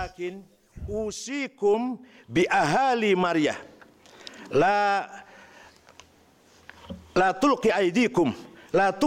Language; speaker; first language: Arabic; non-native, fluent; Indonesian